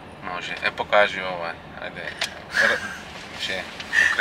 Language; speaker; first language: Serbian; non-native, learner; Turkish